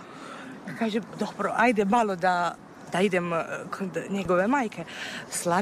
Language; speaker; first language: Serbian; non-native, fluent; Italian